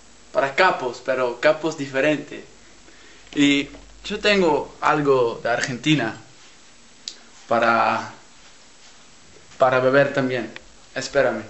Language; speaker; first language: Spanish; early bilingual, heritage; Spanish